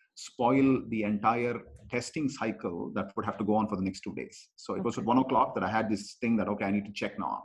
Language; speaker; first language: English; non-native, local second language; Kannada